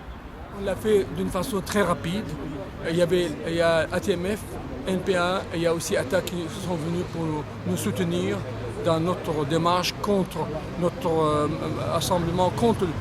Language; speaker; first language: French; non-native, fluent; Arabic